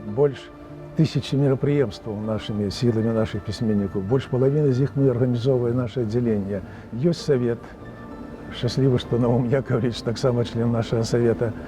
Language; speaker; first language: Belarusian; native; Belarusian